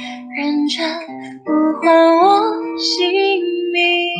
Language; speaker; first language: Chinese; non-native, fluent; Khmer